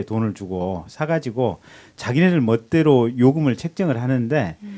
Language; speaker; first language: Korean; native; Korean